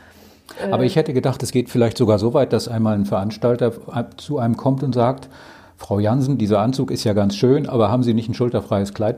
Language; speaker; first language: German; native; German